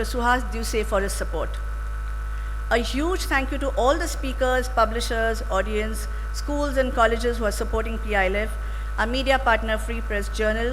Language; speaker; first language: English; non-native, local second language; Marathi